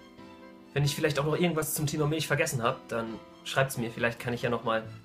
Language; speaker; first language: German; native; German